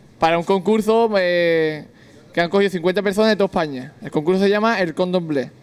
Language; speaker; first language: Spanish; native; Spanish